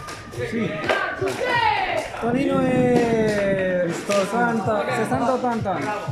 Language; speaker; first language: Italian; non-native, learner; Urdu